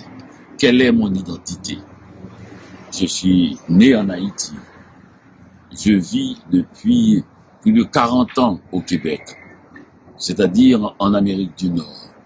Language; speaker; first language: French; non-native, local second language; Haitian Creole